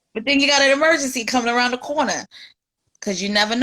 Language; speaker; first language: English; native; English